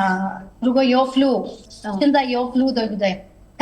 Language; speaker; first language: Chinese; non-native, fluent; Telugu